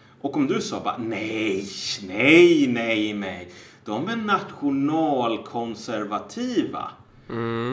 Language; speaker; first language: Swedish; native; Swedish